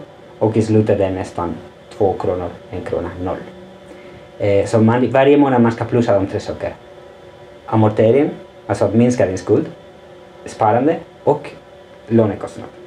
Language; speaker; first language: Swedish; non-native, fluent; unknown